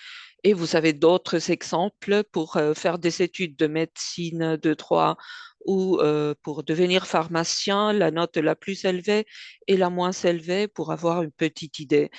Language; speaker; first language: French; non-native, fluent; Spanish